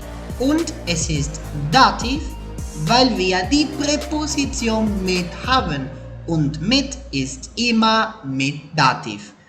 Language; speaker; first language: German; non-native, fluent; Spanish